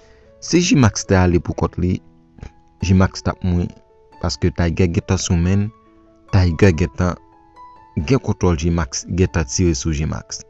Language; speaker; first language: French; non-native, local second language; Haitian Creole